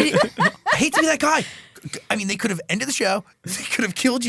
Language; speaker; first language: English; native; English